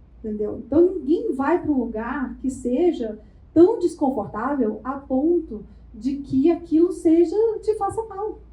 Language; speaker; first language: Portuguese; native; Portuguese